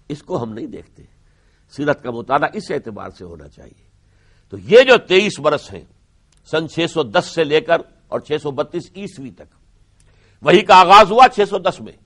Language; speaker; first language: Urdu; native; Urdu